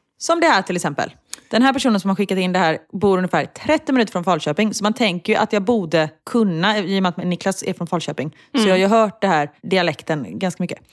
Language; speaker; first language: Swedish; native; Swedish